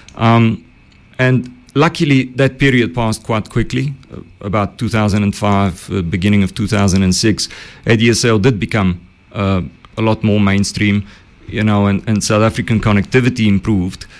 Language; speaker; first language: English; early bilingual, other home language; Bulgarian